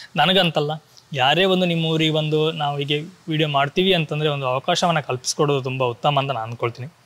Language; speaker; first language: Kannada; non-native, local second language; Tulu